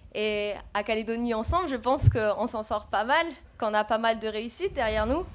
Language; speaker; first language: French; native; French